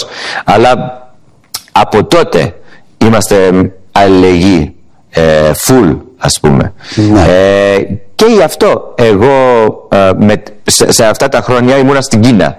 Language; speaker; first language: Greek; early bilingual, heritage; Greek